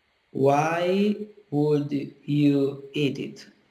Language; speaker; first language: English; non-native, learner; Italian